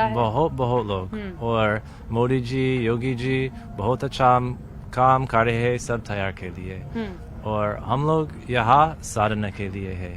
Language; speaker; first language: Hindi; non-native, learner; English